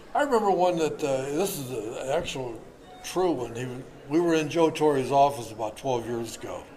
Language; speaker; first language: English; native; English